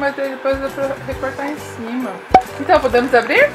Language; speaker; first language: Portuguese; native; Portuguese